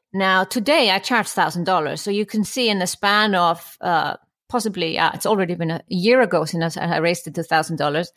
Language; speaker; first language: English; non-native, fluent; Icelandic